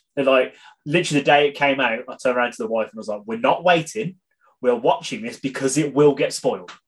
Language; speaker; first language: English; native; English